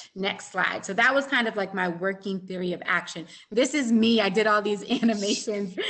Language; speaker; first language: English; native; English